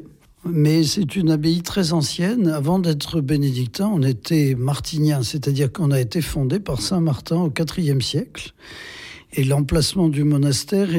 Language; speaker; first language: French; native; French